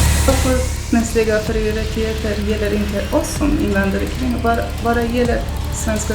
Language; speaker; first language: Swedish; non-native, fluent; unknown